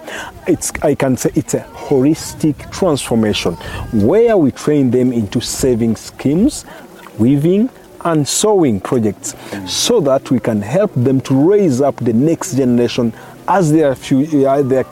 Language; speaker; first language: English; non-native, local second language; Kinyarwanda